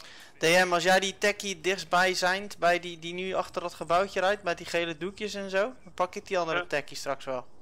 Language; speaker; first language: Dutch; native; Dutch